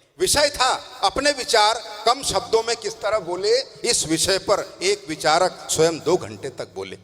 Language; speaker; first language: Hindi; non-native, local second language; Tamil